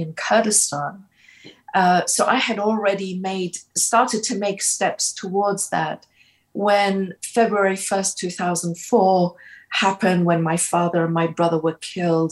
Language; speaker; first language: English; native; English